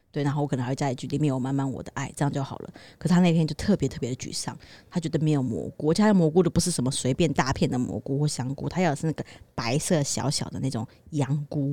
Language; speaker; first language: Chinese; native; Chinese